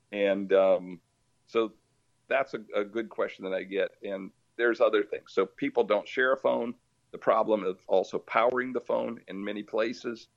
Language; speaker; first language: English; early bilingual, other home language; Portuguese